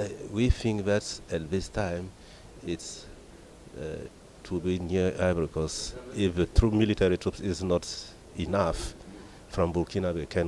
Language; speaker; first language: English; non-native, learner; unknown